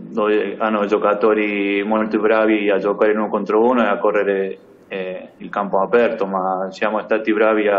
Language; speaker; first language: Italian; non-native, fluent; Spanish